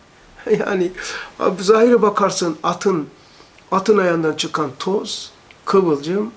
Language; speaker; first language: Turkish; native; Turkish